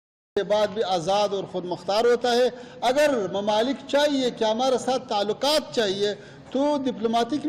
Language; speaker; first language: Hindi; non-native, fluent; Pashto